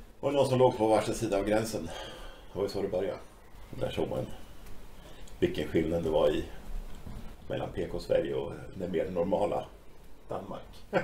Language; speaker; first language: Swedish; native; Swedish